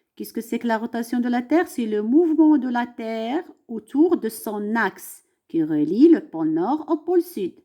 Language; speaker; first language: French; non-native, local second language; Arabic